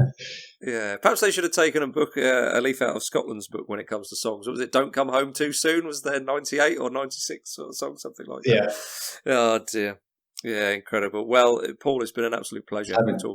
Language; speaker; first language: English; native; English